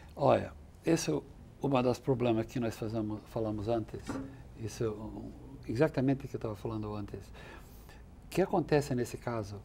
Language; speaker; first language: Portuguese; non-native, fluent; English